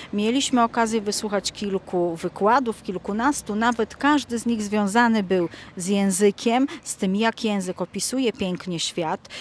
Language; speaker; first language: Polish; native; Polish